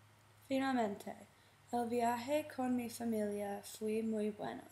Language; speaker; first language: Spanish; non-native, learner; English